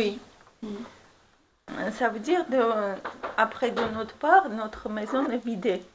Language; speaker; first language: French; non-native, learner; Armenian